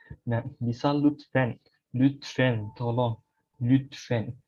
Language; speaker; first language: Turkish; non-native, fluent; Indonesian